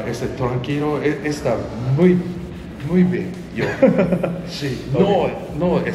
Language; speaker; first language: Spanish; non-native, learner; Japanese